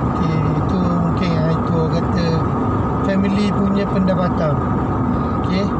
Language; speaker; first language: Malay; native; Malay